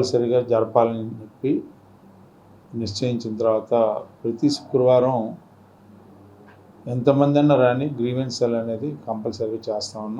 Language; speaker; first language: Telugu; native; Telugu